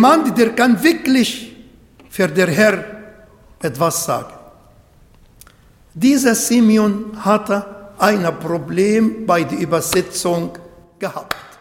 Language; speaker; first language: German; non-native, fluent; Arabic